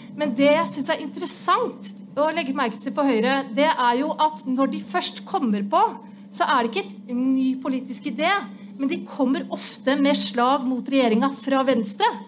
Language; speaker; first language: Norwegian; native; Norwegian